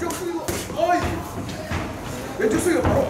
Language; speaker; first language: Korean; native; Korean